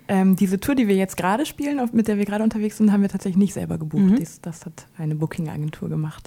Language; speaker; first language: German; native; German